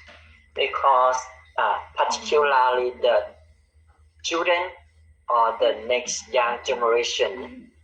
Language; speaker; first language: English; non-native, learner; Khmer